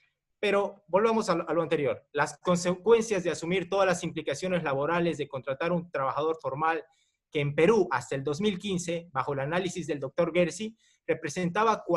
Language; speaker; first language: Spanish; native; Spanish